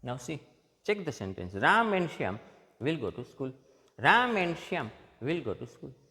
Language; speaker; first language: English; non-native, local second language; Gujarati